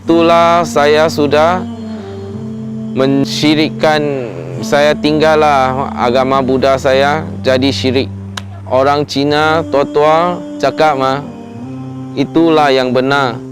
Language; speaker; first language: Indonesian; non-native, local second language; Chinese